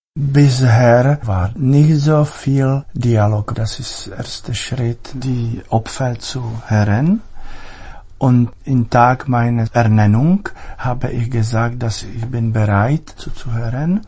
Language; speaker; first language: German; non-native, fluent; Czech